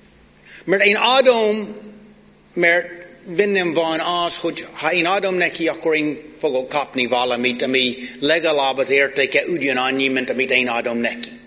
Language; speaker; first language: Hungarian; non-native, fluent; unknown